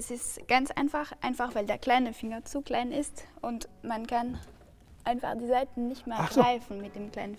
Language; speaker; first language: German; non-native, fluent; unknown